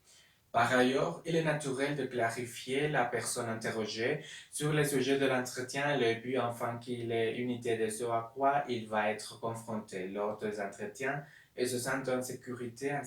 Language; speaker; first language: French; non-native, learner; Spanish